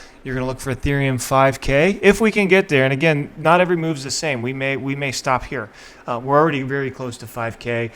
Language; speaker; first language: English; native; English